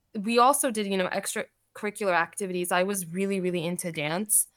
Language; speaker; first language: English; early bilingual, other home language; Armenian